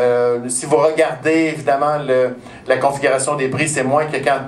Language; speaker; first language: French; native; French